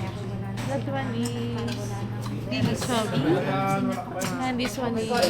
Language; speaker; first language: English; non-native, fluent; Filipino